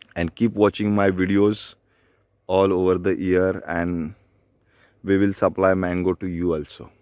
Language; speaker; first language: English; non-native, local second language; Marathi